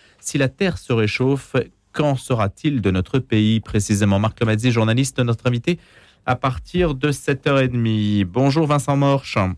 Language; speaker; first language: French; native; French